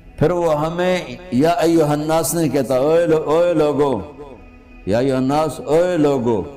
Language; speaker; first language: Urdu; non-native, local second language; Punjabi